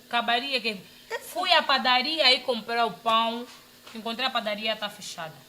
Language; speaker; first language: Portuguese; non-native, fluent; Lingala